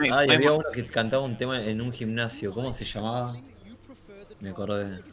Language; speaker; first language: Spanish; native; Spanish